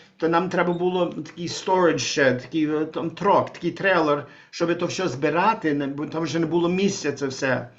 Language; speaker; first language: Ukrainian; early bilingual, heritage; Ukrainian